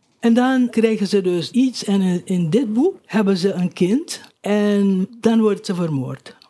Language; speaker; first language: Dutch; native; Dutch